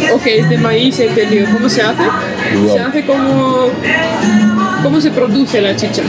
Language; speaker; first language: Spanish; non-native, learner; Russian